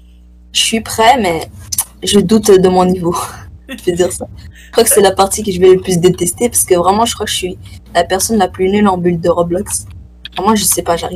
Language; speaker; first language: French; native; French